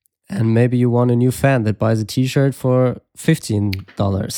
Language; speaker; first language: English; non-native, fluent; German